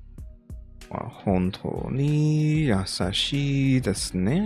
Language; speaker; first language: Japanese; non-native, learner; English